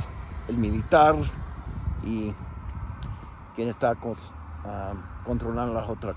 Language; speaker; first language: Spanish; non-native, fluent; English